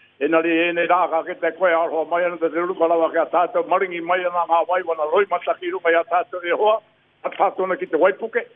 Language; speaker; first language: Māori; native; Māori